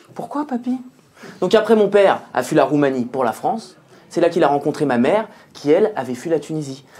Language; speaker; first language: French; native; French